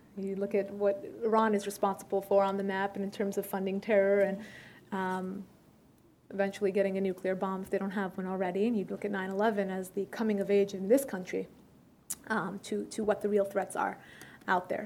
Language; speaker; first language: English; early bilingual, other home language; Persian